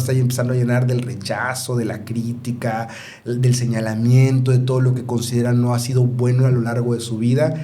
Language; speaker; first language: Spanish; native; Spanish